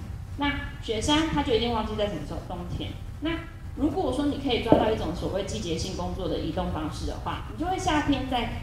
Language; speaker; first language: Chinese; native; Chinese